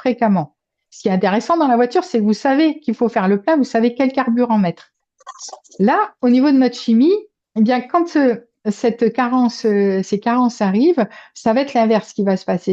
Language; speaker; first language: French; native; French